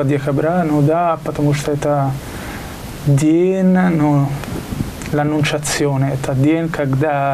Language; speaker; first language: Russian; non-native, learner; Italian